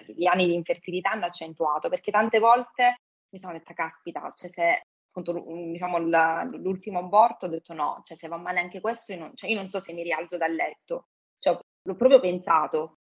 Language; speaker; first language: Italian; native; Italian